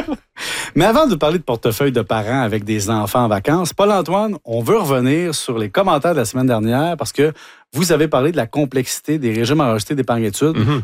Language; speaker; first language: French; native; French